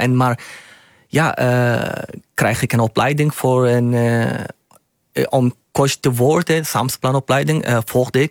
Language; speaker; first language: Dutch; non-native, learner; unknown